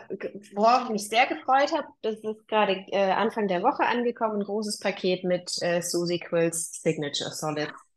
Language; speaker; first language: German; native; German